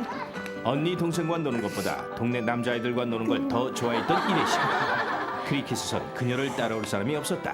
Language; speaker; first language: Korean; native; Korean